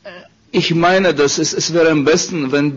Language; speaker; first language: German; non-native, fluent; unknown